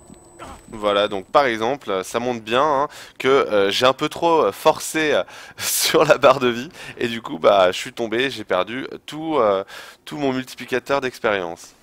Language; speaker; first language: French; native; French